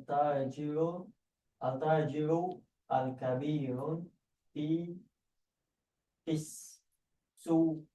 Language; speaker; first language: Arabic; non-native, learner; English